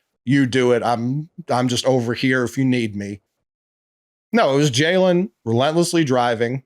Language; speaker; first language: English; native; English